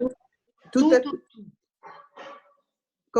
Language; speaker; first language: French; non-native, learner; Spanish